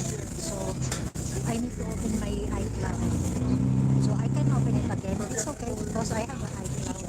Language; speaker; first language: English; non-native, local second language; Filipino